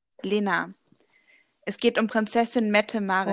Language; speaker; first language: German; native; German